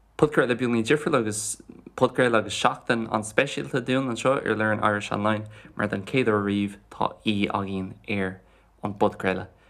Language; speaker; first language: Irish; non-native, local second language; English